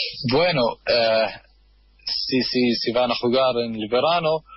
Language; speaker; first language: Spanish; non-native, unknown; Arabic